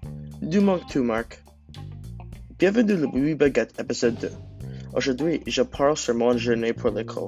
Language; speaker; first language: French; non-native, learner; English